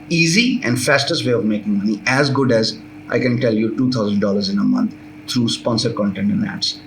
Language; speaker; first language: English; non-native, local second language; Urdu